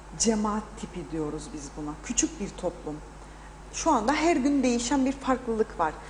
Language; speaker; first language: Turkish; native; Turkish